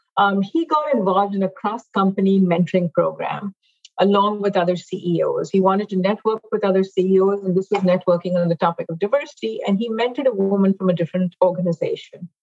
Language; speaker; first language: English; non-native, local second language; Hindi